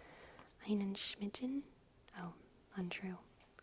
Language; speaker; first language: German; non-native, learner; English